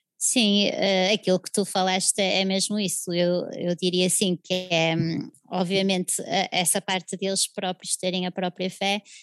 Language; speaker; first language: Portuguese; early bilingual, other home language; English